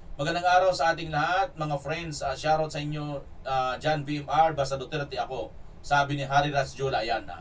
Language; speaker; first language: Filipino; non-native, local second language; Cebuano